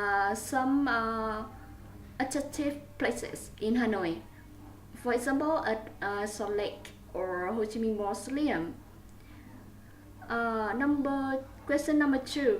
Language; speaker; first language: English; non-native, learner; Vietnamese